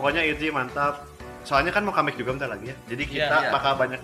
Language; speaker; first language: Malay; non-native, local second language; Sundanese